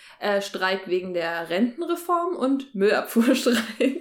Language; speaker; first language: German; native; German